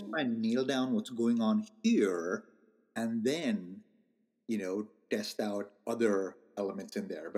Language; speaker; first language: English; non-native, local second language; Hindi